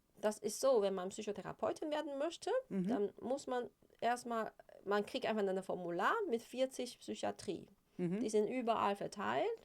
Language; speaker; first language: German; non-native, fluent; Chinese